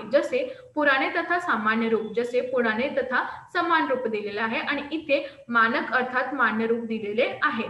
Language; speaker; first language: Marathi; non-native, local second language; Hindi